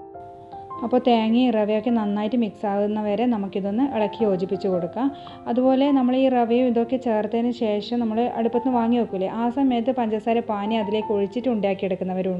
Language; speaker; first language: Malayalam; native; Malayalam